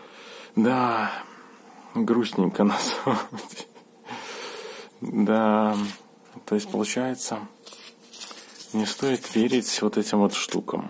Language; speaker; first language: Russian; native; Russian